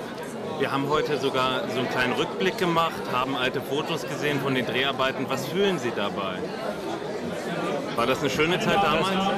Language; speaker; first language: German; native; German